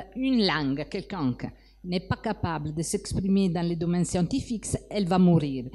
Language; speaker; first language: French; non-native, fluent; Italian